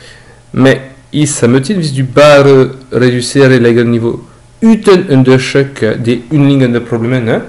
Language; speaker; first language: Norwegian; non-native, fluent; French